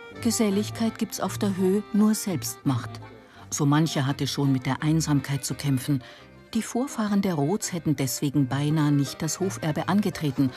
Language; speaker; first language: German; native; German